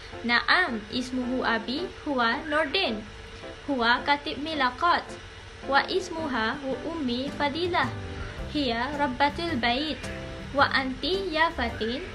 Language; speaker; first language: Arabic; non-native, learner; Malay